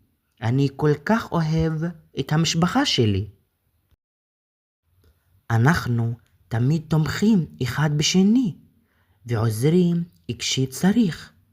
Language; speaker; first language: Hebrew; non-native, fluent; Arabic